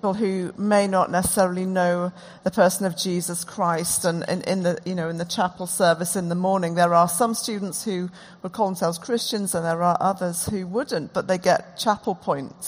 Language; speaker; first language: English; native; English